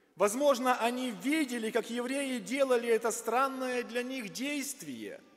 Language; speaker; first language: Russian; native; Russian